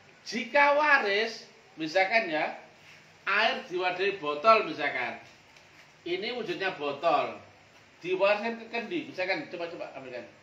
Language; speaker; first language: Indonesian; native; Indonesian